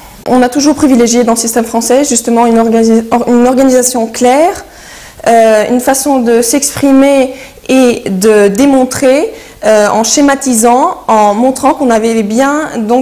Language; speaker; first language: French; early bilingual, heritage; French